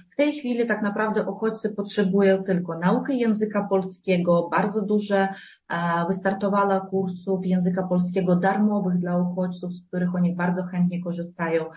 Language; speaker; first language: Polish; non-native, fluent; Ukrainian